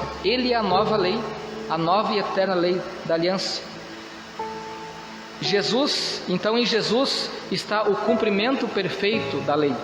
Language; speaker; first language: Portuguese; native; Portuguese